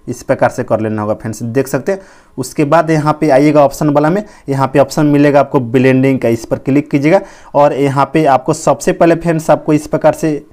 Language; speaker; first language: Hindi; native; Hindi